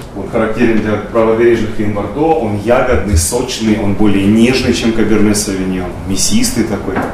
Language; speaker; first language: Russian; native; Russian